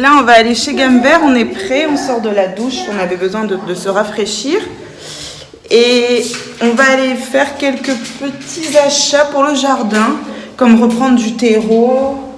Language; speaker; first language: French; native; French